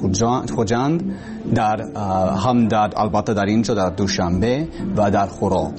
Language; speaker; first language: Persian; non-native, learner; English